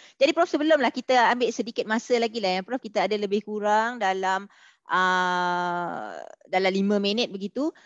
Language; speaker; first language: Malay; native; Malay